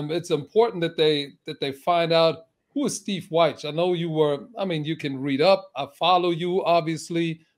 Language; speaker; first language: English; non-native, fluent; German